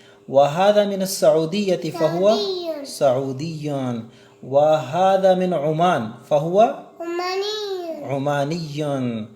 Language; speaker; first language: Arabic; non-native, fluent; Urdu